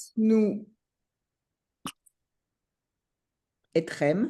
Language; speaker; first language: Hebrew; non-native, learner; French